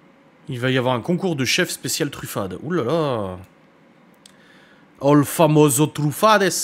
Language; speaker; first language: French; native; French